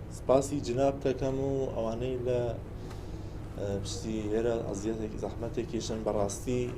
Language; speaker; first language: Central Kurdish; non-native, local second language; Southern Kurdish